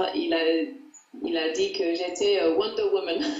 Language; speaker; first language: French; non-native, fluent; English